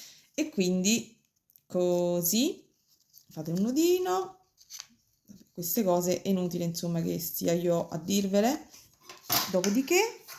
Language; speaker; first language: Italian; native; Italian